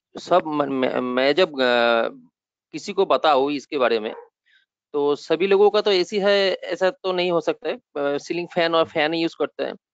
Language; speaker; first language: Hindi; native; Hindi